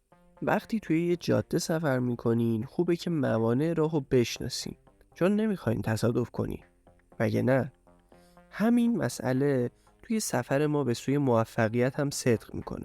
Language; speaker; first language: Persian; native; Persian